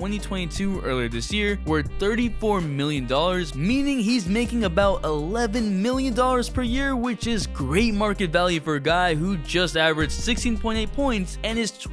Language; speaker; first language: English; native; English